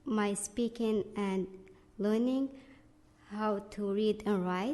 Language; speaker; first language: English; non-native, learner; Arabic